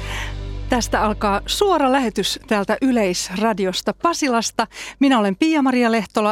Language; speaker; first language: Finnish; native; Finnish